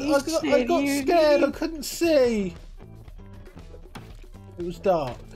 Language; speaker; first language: English; native; English